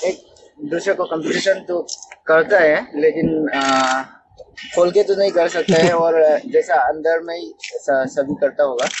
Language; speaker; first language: Hindi; non-native, local second language; Manipuri